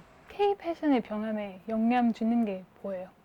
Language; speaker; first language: Korean; non-native, fluent; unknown